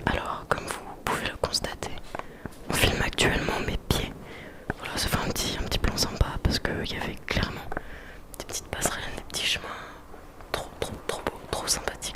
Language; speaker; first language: French; native; French